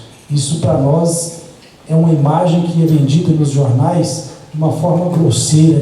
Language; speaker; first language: Portuguese; native; Portuguese